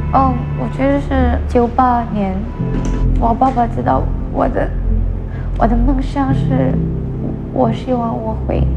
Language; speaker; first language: Chinese; non-native, learner; Malay